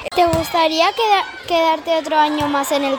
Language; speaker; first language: Spanish; native; Spanish